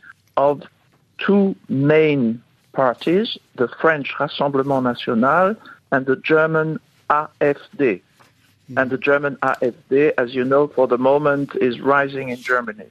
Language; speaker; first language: English; non-native, fluent; French